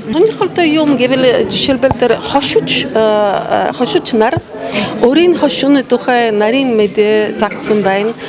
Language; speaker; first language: Mongolian; non-native, fluent; Polish